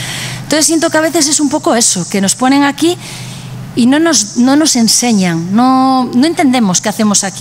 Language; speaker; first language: Spanish; native; Spanish